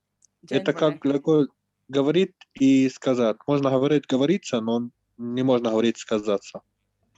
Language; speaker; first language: Russian; non-native, learner; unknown